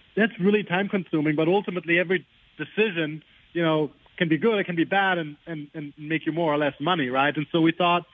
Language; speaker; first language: English; non-native, fluent; German